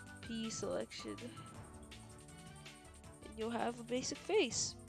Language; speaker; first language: English; native; English